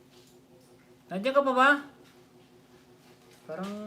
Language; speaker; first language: Filipino; non-native, local second language; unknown